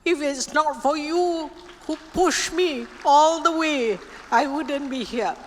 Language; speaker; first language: English; non-native, local second language; Malay